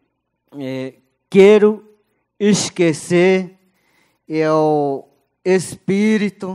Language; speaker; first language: Portuguese; non-native, local second language; Yanomámi